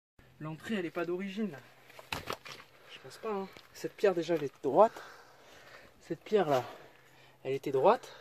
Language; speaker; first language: French; native; French